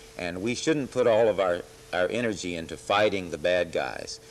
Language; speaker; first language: English; native; English